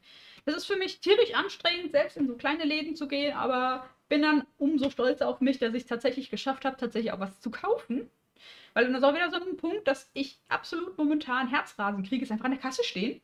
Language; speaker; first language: German; native; German